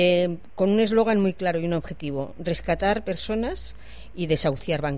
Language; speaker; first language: Spanish; native; Spanish